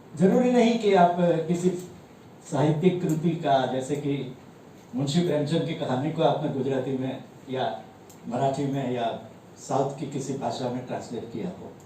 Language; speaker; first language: Hindi; non-native, local second language; Gujarati